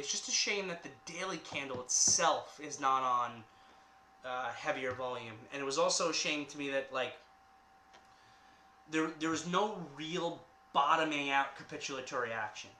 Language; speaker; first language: English; native; English